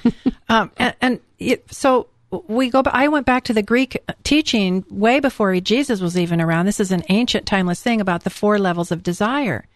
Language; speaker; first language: English; native; English